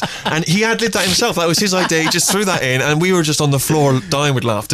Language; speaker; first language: English; native; English